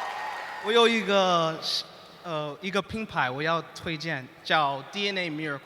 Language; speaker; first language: Chinese; non-native, learner; English